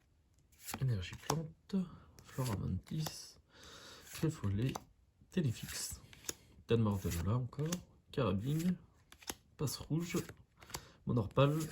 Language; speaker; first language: French; native; French